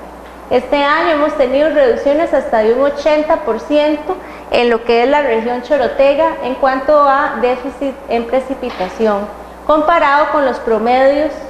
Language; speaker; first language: Spanish; native; Spanish